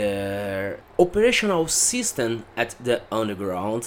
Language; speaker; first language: English; non-native, learner; Portuguese